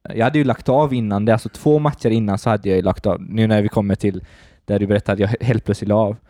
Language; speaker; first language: Swedish; early bilingual, other home language; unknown